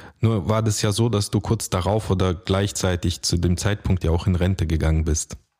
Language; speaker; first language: German; early bilingual, other home language; Russian